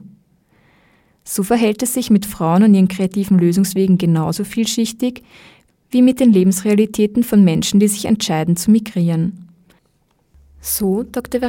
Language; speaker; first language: German; native; German